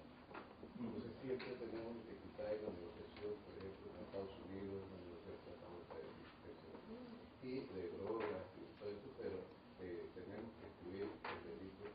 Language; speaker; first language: Spanish; native; Spanish